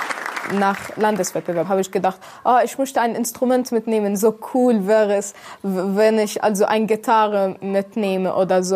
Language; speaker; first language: German; non-native, fluent; Arabic